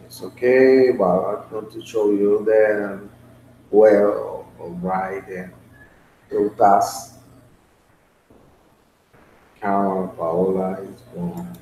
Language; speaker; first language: English; non-native, learner; Spanish